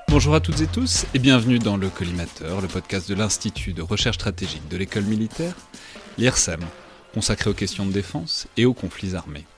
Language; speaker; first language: French; native; French